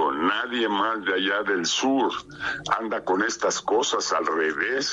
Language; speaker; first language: Spanish; native; Spanish